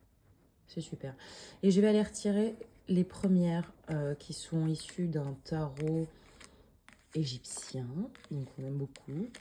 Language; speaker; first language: French; native; French